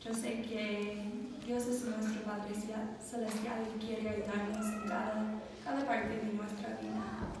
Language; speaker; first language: Spanish; non-native, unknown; English